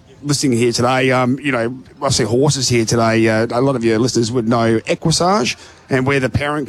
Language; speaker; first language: English; native; English